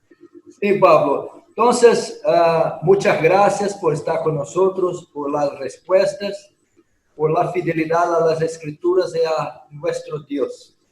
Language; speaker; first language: Spanish; non-native, fluent; Portuguese